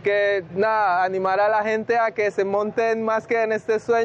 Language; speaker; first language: English; non-native, fluent; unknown